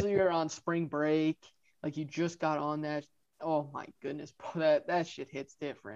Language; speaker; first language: English; native; English